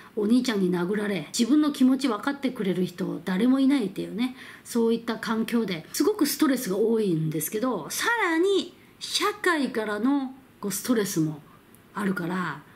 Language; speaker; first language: Japanese; non-native, fluent; Korean